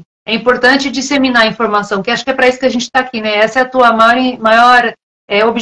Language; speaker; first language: Portuguese; native; Portuguese